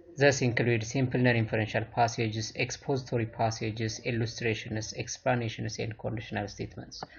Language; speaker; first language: English; non-native, local second language; Amharic